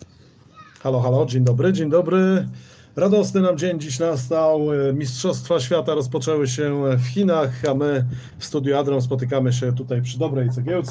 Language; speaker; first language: Polish; native; Polish